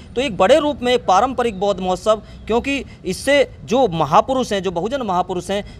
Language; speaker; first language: Hindi; native; Hindi